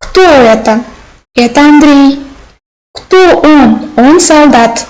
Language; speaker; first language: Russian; non-native, local second language; Uzbek